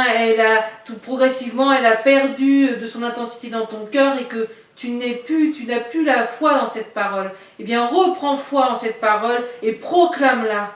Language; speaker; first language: French; native; French